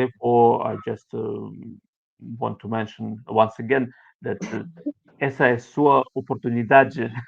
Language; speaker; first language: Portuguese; non-native, learner; Russian